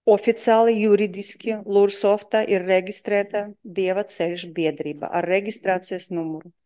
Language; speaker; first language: Latvian; non-native, local second language; Russian